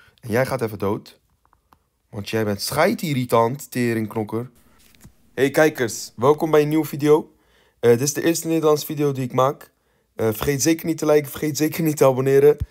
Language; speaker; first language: Dutch; early bilingual, other home language; Turkish